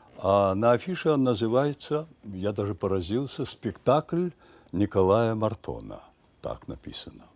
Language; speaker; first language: Russian; native; Russian